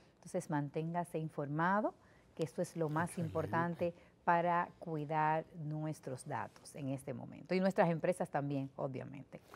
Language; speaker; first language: Spanish; native; Spanish